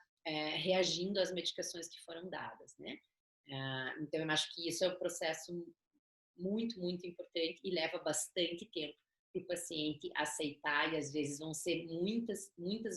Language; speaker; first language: Portuguese; native; Portuguese